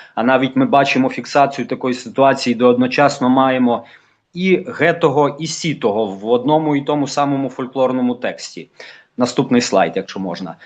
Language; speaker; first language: Ukrainian; native; Ukrainian